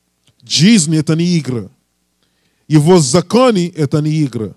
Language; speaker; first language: Russian; non-native, learner; English